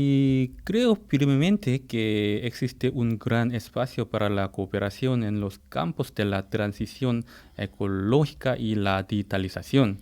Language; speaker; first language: Spanish; non-native, fluent; Korean